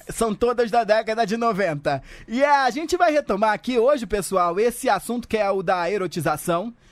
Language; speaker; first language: Portuguese; native; Portuguese